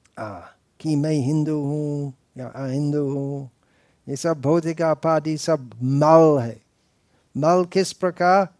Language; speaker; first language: Hindi; non-native, fluent; English